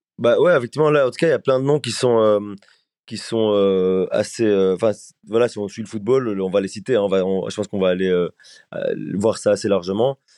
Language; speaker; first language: French; native; French